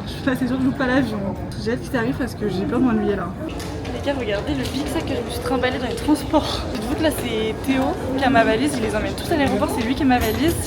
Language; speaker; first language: French; native; French